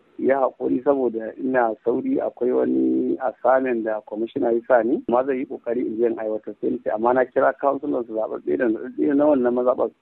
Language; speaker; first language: Hausa; native; Hausa